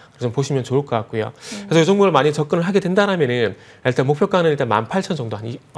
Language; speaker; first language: Korean; native; Korean